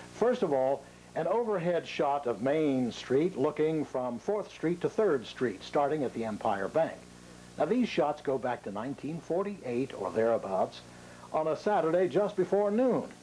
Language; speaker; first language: English; native; English